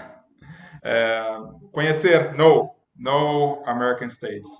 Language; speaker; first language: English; non-native, learner; Portuguese